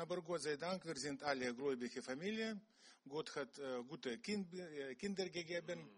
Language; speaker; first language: German; non-native, learner; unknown